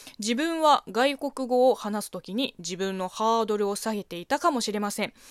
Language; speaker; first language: Japanese; non-native, fluent; Chinese